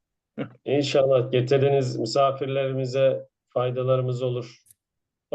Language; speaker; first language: Turkish; native; Turkish